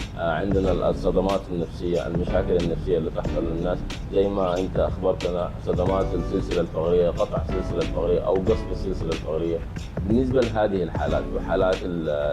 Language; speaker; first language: Arabic; native; Arabic